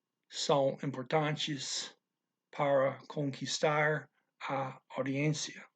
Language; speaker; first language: Portuguese; non-native, learner; English